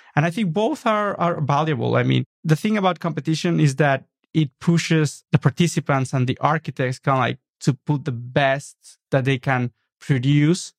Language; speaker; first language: English; non-native, fluent; Spanish